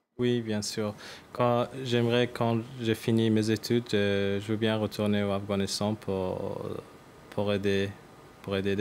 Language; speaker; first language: French; non-native, learner; Persian